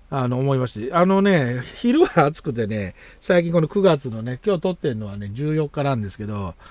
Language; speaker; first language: Japanese; native; Japanese